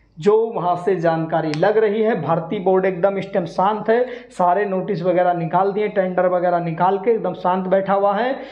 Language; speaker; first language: Hindi; native; Hindi